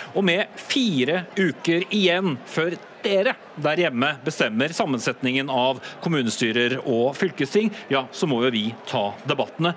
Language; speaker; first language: Norwegian; native; Norwegian